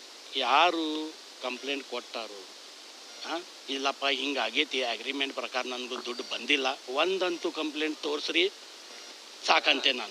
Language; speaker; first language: Kannada; native; Kannada